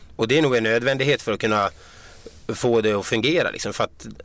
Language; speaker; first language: Swedish; native; Swedish